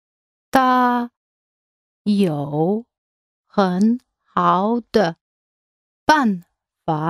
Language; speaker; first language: Chinese; non-native, learner; English